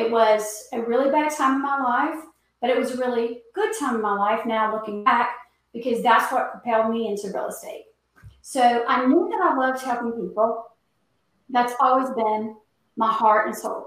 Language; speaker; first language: English; native; English